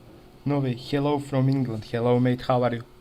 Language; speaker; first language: English; non-native, fluent; Serbian